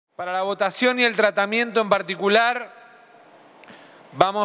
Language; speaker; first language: Spanish; native; Spanish